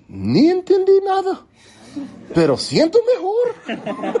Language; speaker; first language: Spanish; non-native, fluent; English